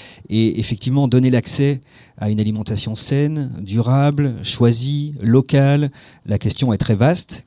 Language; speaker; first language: French; native; French